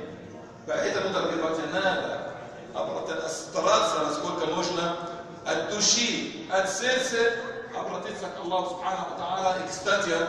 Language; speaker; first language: Russian; non-native, fluent; Arabic